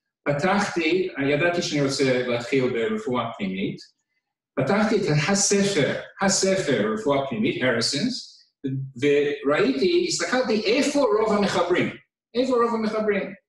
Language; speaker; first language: Hebrew; non-native, fluent; English